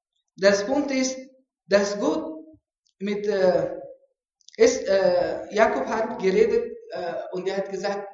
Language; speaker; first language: German; non-native, learner; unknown